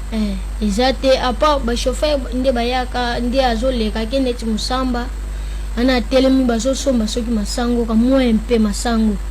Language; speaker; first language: Lingala; native; Lingala